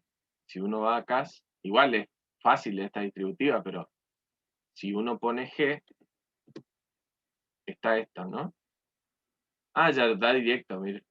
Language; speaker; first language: Spanish; native; Spanish